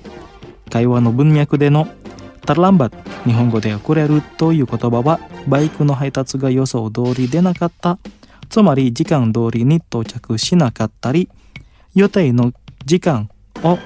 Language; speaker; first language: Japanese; non-native, fluent; Indonesian